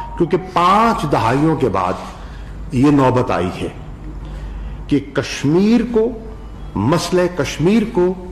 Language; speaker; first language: Urdu; native; Urdu